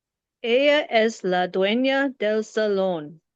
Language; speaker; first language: Spanish; non-native, learner; English